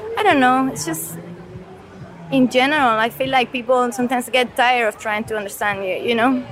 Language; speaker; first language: English; non-native, fluent; Spanish